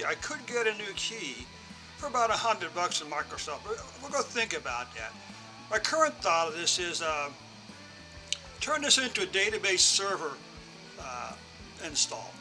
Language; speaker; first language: English; native; English